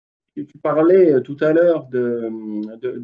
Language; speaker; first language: French; native; French